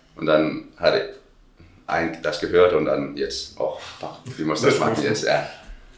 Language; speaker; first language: German; non-native, learner; Danish